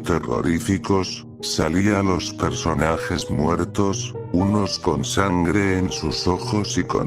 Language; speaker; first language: Spanish; native; Spanish